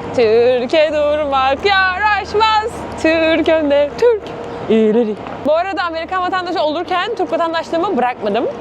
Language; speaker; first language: Turkish; native; Turkish